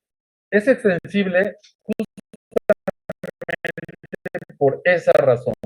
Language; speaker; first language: Spanish; native; Spanish